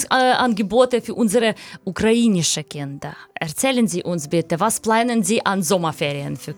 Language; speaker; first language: German; non-native, learner; Ukrainian